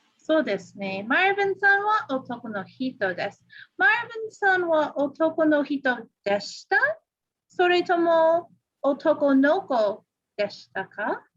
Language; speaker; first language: Japanese; non-native, fluent; English